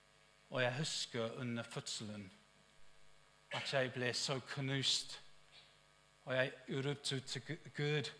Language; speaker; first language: Norwegian; non-native, fluent; English